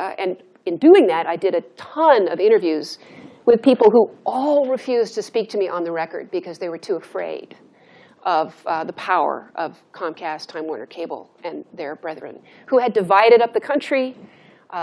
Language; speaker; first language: English; native; English